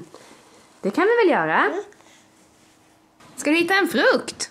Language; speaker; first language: Swedish; native; Swedish